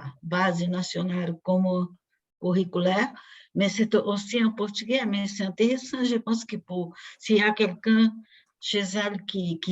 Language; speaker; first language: French; non-native, fluent; Portuguese